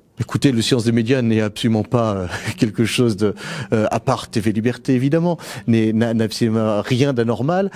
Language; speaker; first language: French; native; French